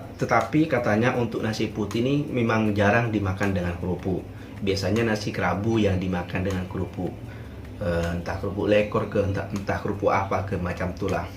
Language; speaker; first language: Indonesian; native; Indonesian